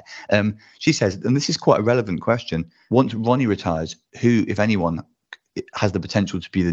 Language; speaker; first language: English; native; English